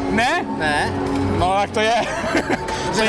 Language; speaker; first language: Czech; early bilingual, heritage; Czech